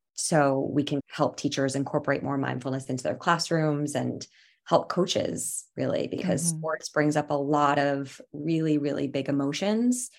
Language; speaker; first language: English; native; English